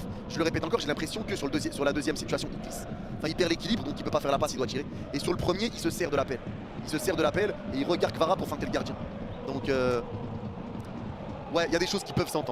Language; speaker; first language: French; native; French